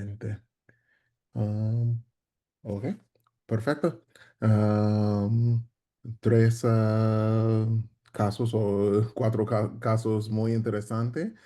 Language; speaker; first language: Spanish; non-native, learner; English